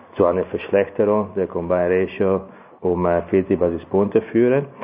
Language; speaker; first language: German; non-native, fluent; Italian